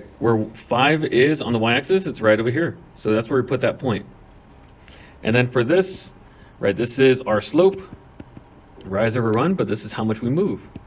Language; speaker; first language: English; native; English